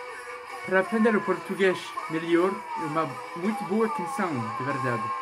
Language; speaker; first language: Portuguese; non-native, learner; French